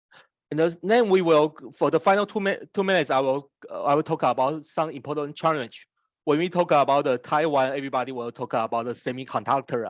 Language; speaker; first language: English; non-native, fluent; Chinese